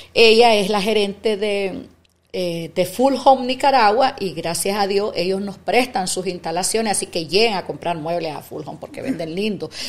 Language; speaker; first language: Spanish; native; Spanish